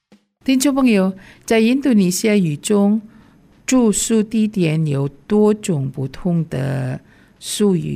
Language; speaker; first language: Chinese; non-native, fluent; Indonesian